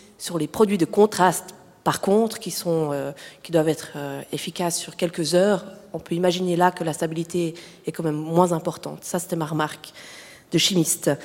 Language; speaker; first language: French; native; French